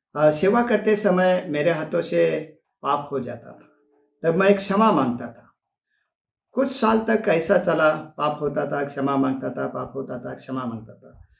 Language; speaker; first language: Hindi; non-native, local second language; Marathi